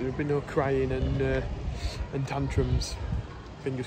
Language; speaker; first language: English; native; English